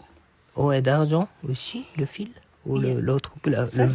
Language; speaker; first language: French; non-native, fluent; Japanese